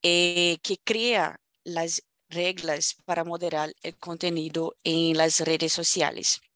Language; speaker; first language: Spanish; non-native, fluent; Portuguese